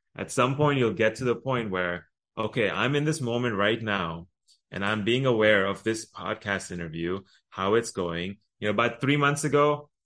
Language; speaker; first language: English; early bilingual, other home language; Arabic